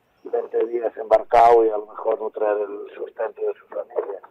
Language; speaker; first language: Spanish; native; Spanish